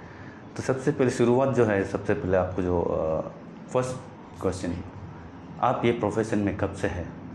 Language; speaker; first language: Hindi; non-native, local second language; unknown